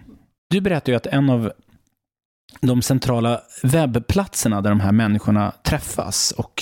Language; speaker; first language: Swedish; native; Swedish